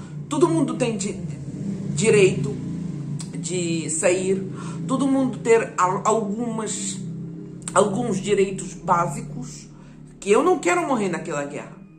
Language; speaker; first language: Portuguese; non-native, fluent; Ukrainian